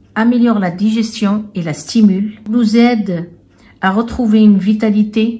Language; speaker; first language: French; non-native, local second language; Arabic